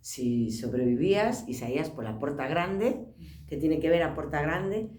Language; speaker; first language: Spanish; non-native, local second language; Galician